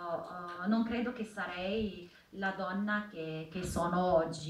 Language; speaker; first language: Italian; non-native, fluent; Arabic